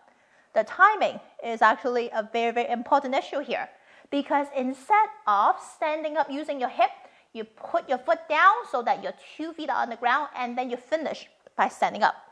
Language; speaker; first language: English; non-native, fluent; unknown